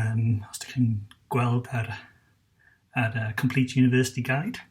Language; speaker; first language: Welsh; non-native, local second language; English